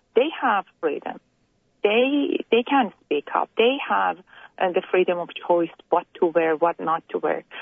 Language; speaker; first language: English; non-native, fluent; Persian